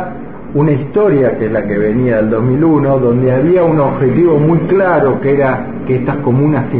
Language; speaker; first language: Spanish; native; Spanish